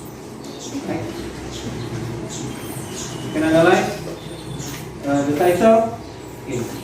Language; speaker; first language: English; non-native, learner; Indonesian